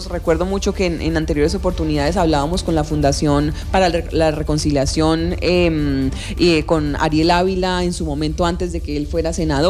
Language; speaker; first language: Spanish; native; Spanish